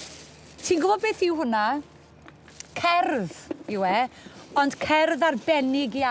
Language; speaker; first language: Welsh; native; Welsh